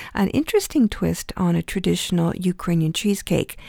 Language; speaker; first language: English; early bilingual, other home language; Ukrainian